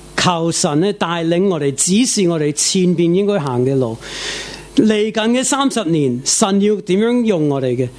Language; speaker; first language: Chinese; non-native, fluent; English